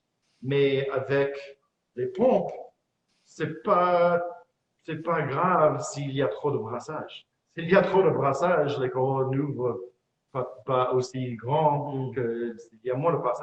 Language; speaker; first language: French; non-native, fluent; English